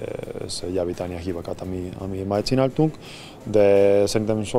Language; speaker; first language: Hungarian; non-native, learner; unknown